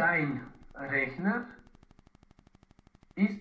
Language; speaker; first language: German; non-native, learner; Romanian